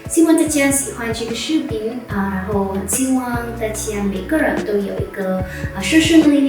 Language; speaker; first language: Chinese; non-native, fluent; Vietnamese